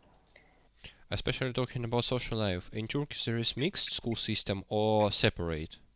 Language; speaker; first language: English; non-native, learner; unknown